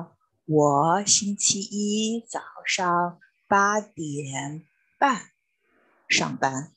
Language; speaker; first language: Chinese; non-native, learner; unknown